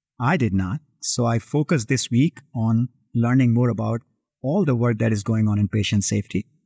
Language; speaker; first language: English; non-native, local second language; Hindi